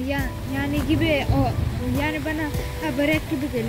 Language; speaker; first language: Turkish; early bilingual, other home language; Urdu